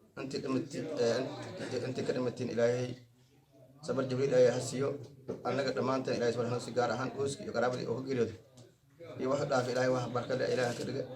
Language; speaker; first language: Somali; native; Somali